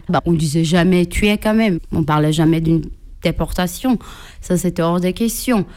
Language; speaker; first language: French; non-native, fluent; Turkish